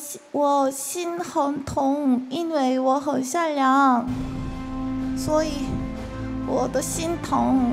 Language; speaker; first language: Chinese; non-native, learner; Korean